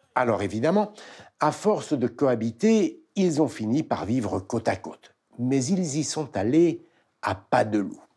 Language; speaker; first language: French; native; French